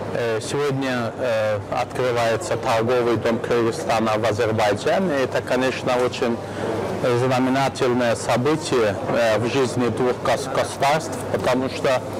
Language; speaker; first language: Russian; non-native, fluent; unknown